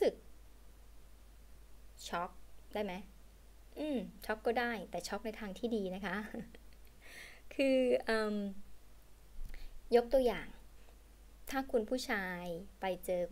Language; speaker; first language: Thai; native; Thai